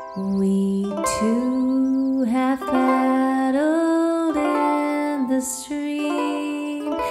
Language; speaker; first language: English; non-native, fluent; Chinese